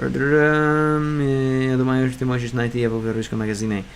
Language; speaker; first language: Russian; non-native, learner; English